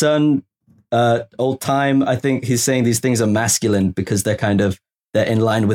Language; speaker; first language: English; native; English